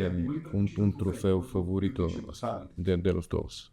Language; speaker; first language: Spanish; non-native, learner; Bulgarian